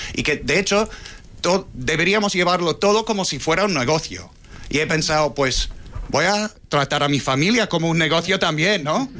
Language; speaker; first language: Spanish; non-native, fluent; English